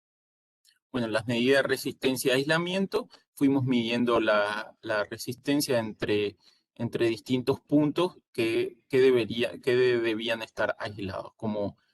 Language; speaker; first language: Spanish; native; Spanish